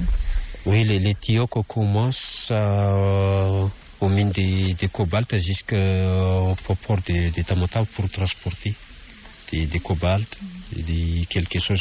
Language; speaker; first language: French; non-native, local second language; Malagasy